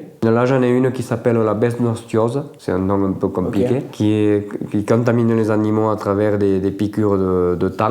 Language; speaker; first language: French; native; French